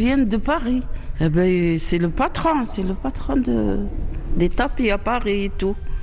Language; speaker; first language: French; non-native, learner; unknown